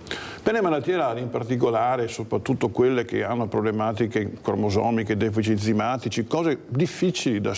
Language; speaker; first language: Italian; native; Italian